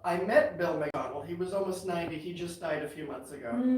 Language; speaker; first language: English; native; English